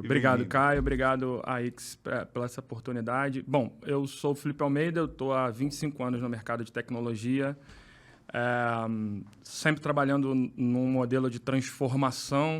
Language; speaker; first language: Portuguese; native; Portuguese